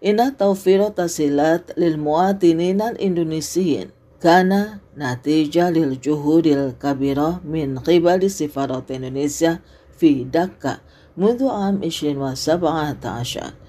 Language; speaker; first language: Arabic; non-native, fluent; Indonesian